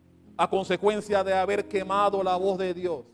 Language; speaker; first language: Spanish; native; Spanish